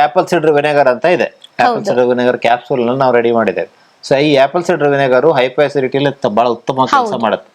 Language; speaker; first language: Kannada; native; Kannada